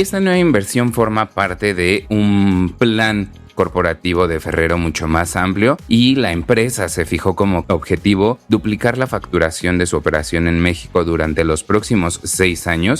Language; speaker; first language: Spanish; native; Spanish